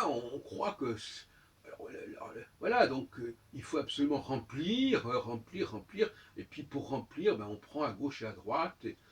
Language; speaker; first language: French; native; French